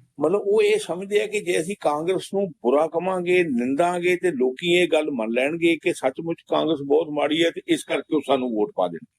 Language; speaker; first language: Punjabi; native; Punjabi